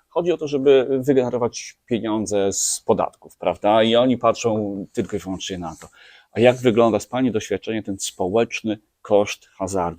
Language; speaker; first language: Polish; native; Polish